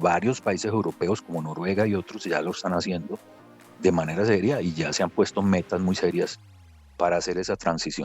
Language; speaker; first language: Spanish; native; Spanish